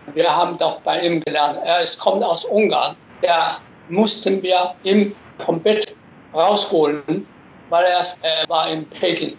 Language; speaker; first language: German; non-native, fluent; Chinese